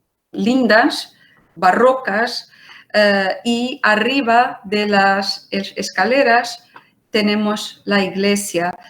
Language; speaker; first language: Spanish; non-native, fluent; Portuguese